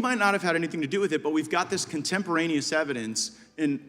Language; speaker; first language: English; native; English